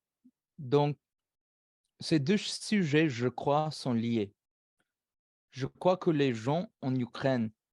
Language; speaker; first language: French; non-native, fluent; English